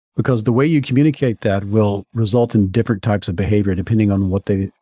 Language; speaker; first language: English; native; English